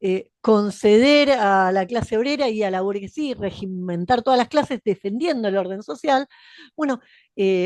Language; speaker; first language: Spanish; native; Spanish